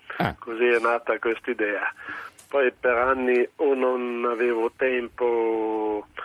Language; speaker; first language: Italian; non-native, local second language; German